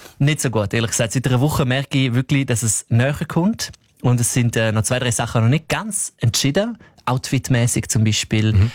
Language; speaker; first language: German; non-native, local second language; Romansh